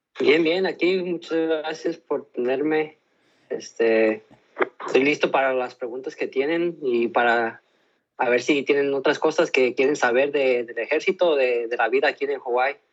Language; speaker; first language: Spanish; early bilingual, heritage; Spanish